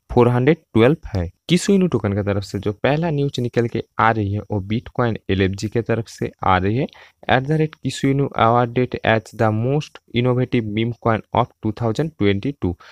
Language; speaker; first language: Hindi; native; Hindi